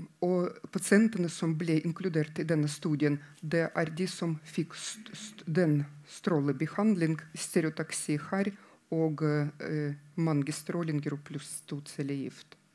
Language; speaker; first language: Norwegian; non-native, fluent; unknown